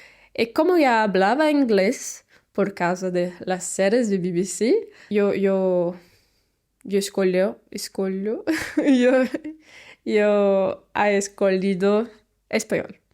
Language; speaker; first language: Spanish; non-native, learner; Portuguese